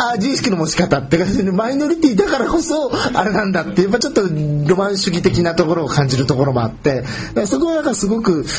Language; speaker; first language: Japanese; native; Japanese